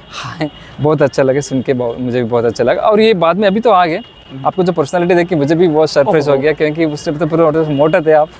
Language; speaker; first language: Hindi; non-native, local second language; Kannada